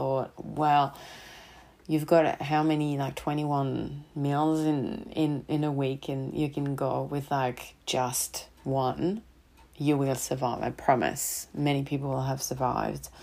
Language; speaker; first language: English; non-native, fluent; French